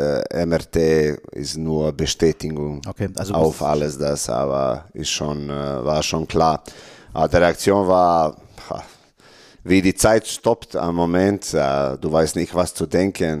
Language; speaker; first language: German; non-native, learner; Serbian